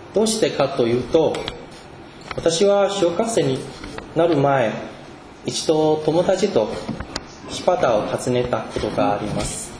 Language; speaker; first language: Japanese; non-native, fluent; Chinese